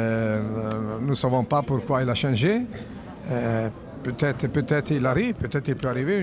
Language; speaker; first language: French; non-native, fluent; Italian